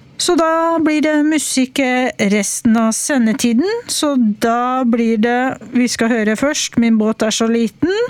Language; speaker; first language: Norwegian; native; Norwegian